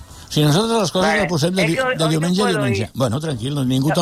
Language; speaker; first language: Catalan; native; Catalan